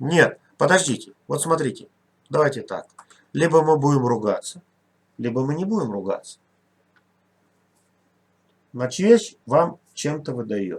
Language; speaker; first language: Russian; native; Russian